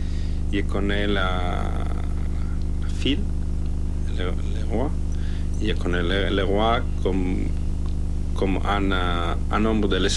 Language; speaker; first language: French; non-native, learner; Spanish